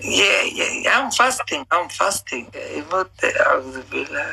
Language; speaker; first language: English; non-native, learner; Somali